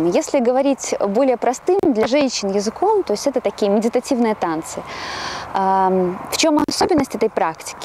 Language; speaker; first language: Russian; native; Russian